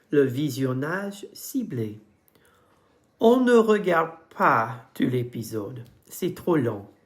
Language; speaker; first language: French; non-native, fluent; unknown